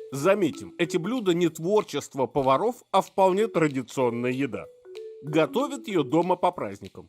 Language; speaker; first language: Russian; native; Russian